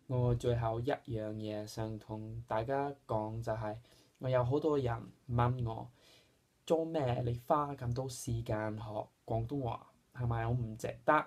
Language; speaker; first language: Cantonese; non-native, fluent; English